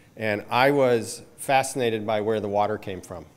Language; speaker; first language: English; native; English